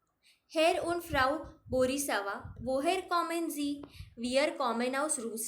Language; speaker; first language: German; non-native, fluent; Marathi